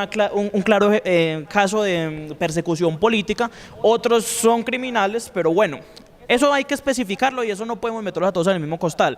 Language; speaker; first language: Spanish; native; Spanish